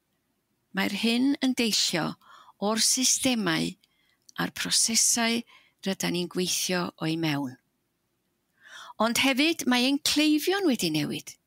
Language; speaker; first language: Welsh; native; Welsh